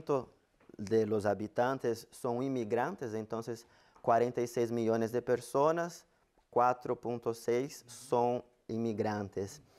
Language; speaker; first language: Spanish; non-native, fluent; Portuguese